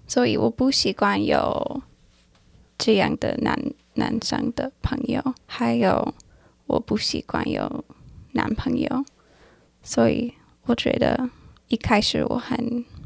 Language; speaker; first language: Chinese; non-native, learner; English